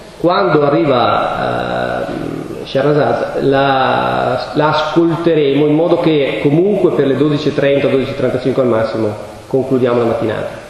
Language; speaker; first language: Italian; native; Italian